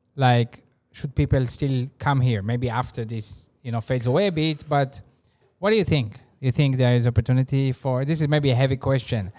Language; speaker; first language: English; non-native, fluent; Hebrew